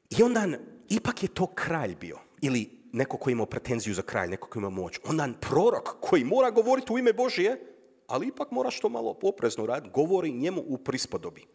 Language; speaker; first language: Croatian; native; Croatian